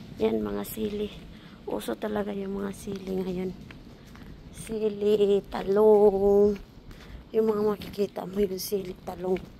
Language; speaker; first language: Filipino; non-native, local second language; Cebuano